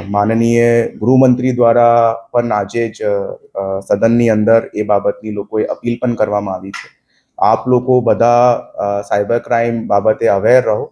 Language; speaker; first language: Gujarati; native; Gujarati